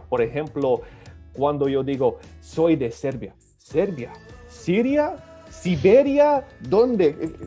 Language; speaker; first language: Spanish; early bilingual, other home language; Serbian